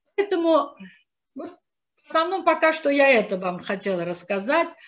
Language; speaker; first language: Russian; non-native, local second language; Azerbaijani